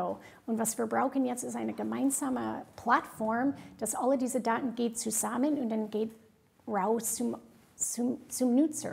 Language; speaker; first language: German; non-native, fluent; English